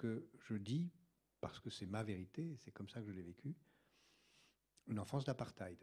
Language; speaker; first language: French; native; French